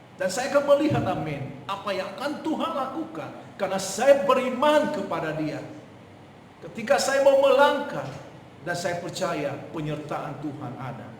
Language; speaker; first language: Indonesian; non-native, local second language; Nias